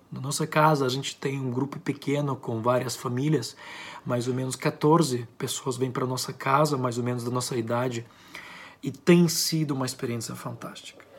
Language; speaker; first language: Portuguese; non-native, fluent; Ukrainian